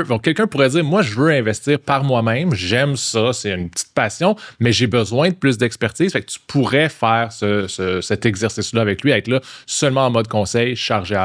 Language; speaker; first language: French; native; French